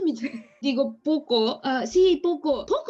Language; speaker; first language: Spanish; non-native, learner; Japanese